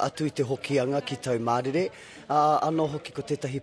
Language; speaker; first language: English; native; English